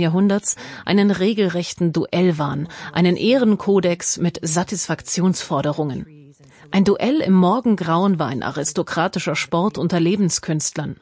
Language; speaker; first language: German; native; German